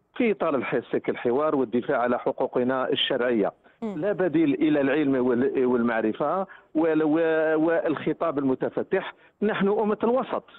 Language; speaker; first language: Arabic; native; Arabic